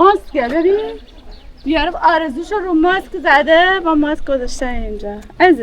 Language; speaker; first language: Persian; native; Persian